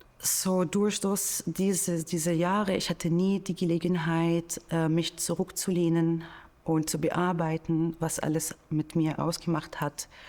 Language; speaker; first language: German; non-native, fluent; Arabic